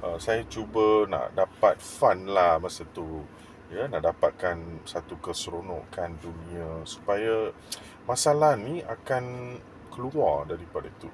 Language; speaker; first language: Malay; non-native, local second language; English